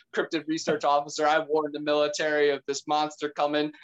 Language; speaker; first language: English; native; English